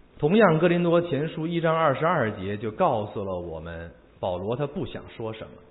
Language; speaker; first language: Chinese; native; Chinese